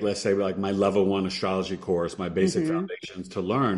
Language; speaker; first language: English; native; English